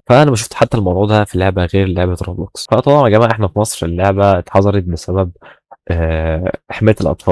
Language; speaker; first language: Arabic; native; Arabic